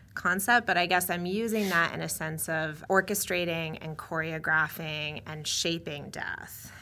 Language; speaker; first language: English; native; English